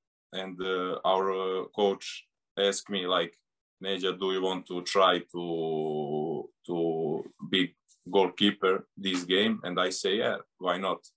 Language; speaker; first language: English; non-native, learner; Serbian